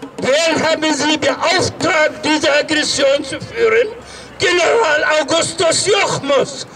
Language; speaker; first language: German; non-native, fluent; Arabic